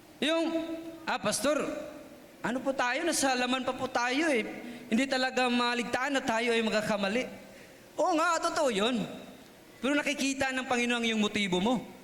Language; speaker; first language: Filipino; non-native, local second language; Cebuano